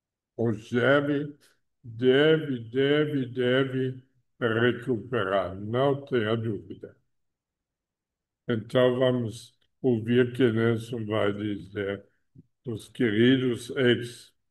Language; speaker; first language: Portuguese; non-native, fluent; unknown